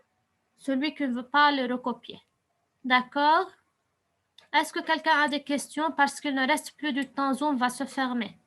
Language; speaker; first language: French; non-native, fluent; Arabic